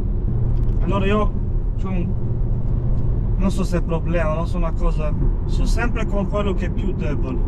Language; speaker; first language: Italian; non-native, fluent; Albanian